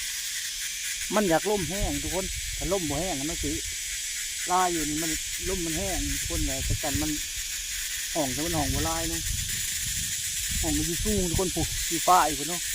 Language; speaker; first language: Thai; non-native, local second language; Northeastern Thai